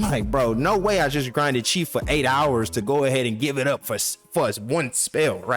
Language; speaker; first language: English; native; English